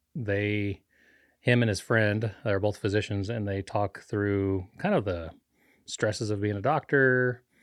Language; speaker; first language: English; non-native, fluent; Spanish